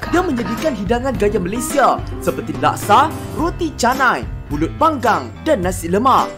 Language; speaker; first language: Malay; native; Malay